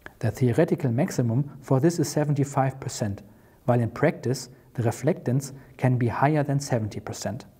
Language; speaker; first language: English; non-native, fluent; German